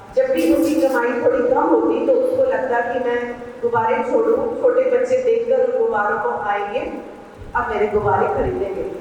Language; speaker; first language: Hindi; non-native, local second language; Punjabi